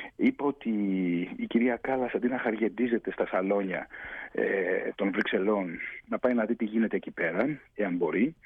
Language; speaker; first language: Greek; native; Greek